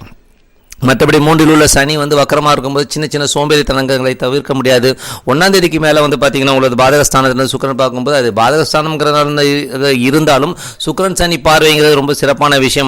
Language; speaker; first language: Tamil; native; Tamil